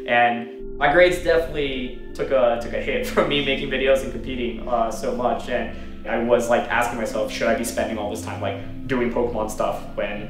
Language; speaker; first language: English; native; English